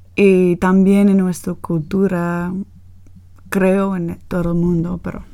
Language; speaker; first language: Spanish; non-native, learner; English